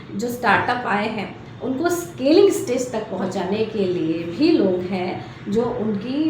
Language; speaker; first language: Hindi; non-native, local second language; Gujarati